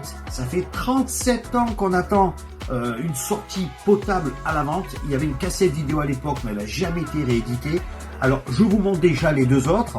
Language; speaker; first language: French; native; French